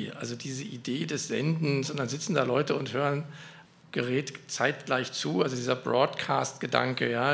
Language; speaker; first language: German; native; German